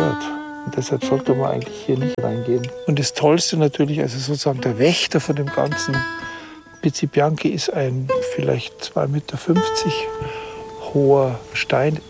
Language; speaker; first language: German; native; German